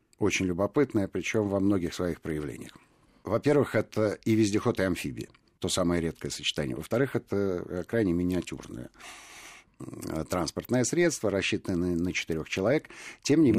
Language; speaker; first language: Russian; native; Russian